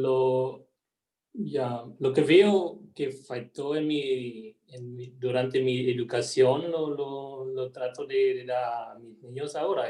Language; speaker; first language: Spanish; non-native, fluent; German